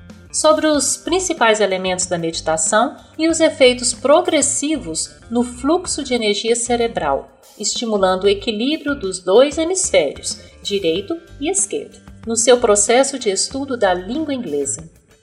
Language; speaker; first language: Portuguese; native; Portuguese